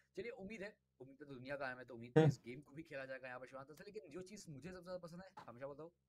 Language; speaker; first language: Hindi; native; Hindi